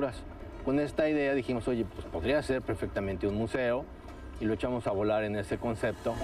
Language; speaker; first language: Spanish; native; Spanish